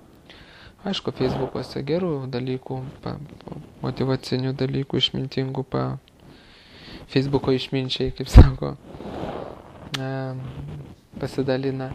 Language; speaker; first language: Lithuanian; native; Lithuanian